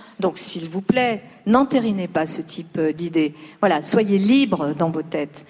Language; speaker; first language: French; early bilingual, other home language; Spanish